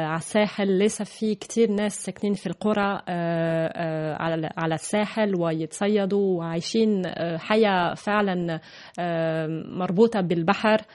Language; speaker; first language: Arabic; non-native, fluent; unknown